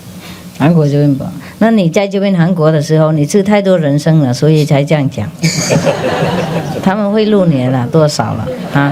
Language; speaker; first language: Chinese; non-native, fluent; Vietnamese